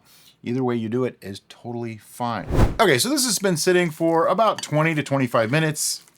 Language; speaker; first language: English; native; English